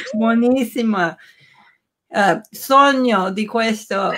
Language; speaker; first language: Italian; non-native, learner; English